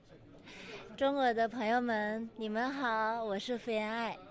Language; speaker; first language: Chinese; non-native, fluent; Japanese